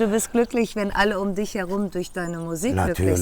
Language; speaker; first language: German; native; German